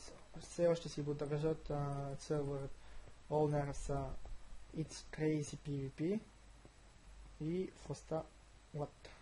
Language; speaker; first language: Bulgarian; native; Bulgarian